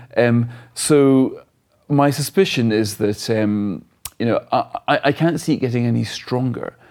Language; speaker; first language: English; native; English